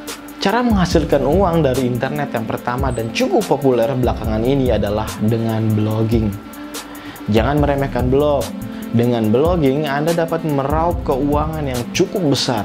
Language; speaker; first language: Indonesian; native; Indonesian